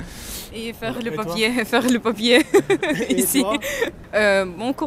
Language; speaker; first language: French; non-native, learner; Ukrainian